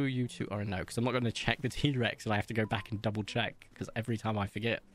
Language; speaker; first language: English; native; English